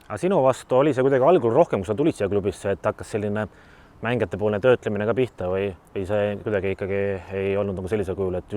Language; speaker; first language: Estonian; native; Estonian